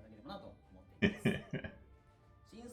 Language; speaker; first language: Japanese; native; Japanese